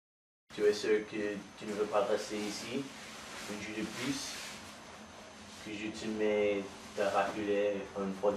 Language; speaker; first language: French; non-native, learner; English